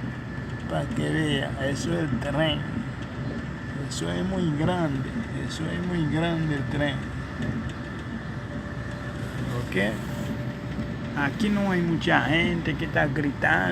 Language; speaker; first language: Spanish; non-native, fluent; Haitian Creole